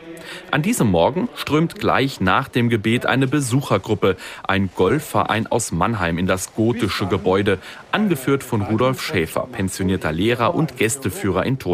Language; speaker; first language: German; native; German